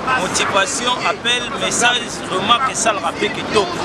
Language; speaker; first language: French; non-native, local second language; Lingala